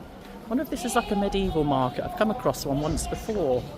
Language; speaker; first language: English; native; English